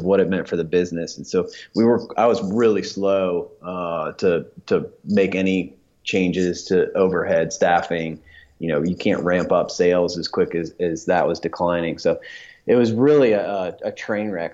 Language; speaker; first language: English; native; English